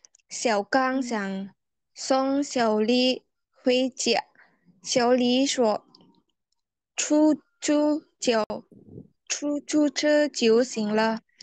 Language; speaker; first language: Chinese; non-native, learner; Indonesian